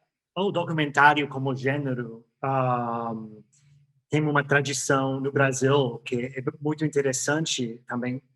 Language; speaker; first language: Portuguese; non-native, fluent; English